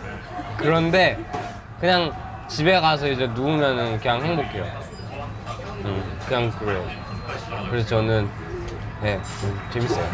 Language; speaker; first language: Korean; early bilingual, other home language; Urdu